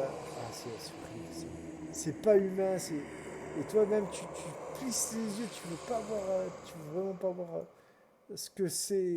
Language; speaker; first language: French; native; French